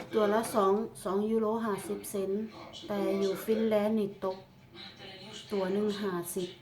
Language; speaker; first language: Thai; non-native, local second language; Northeastern Thai